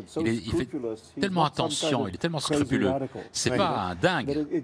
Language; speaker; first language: French; non-native, fluent; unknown